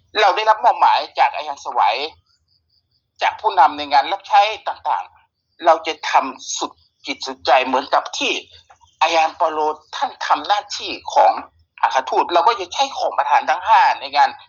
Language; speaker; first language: Thai; native; Thai